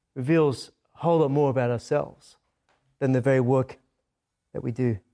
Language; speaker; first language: English; native; English